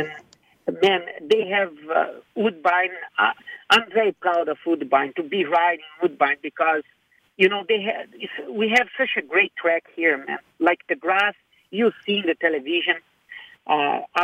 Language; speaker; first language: English; non-native, fluent; Portuguese